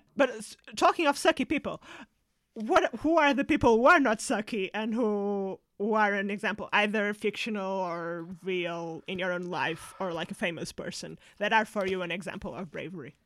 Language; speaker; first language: English; non-native, fluent; Portuguese